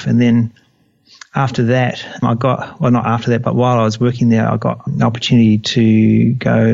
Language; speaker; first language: English; native; English